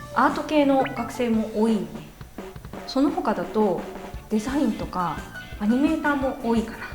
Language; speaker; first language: Japanese; native; Japanese